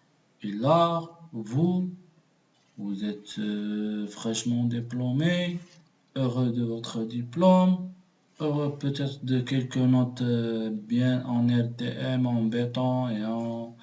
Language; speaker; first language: French; non-native, local second language; Arabic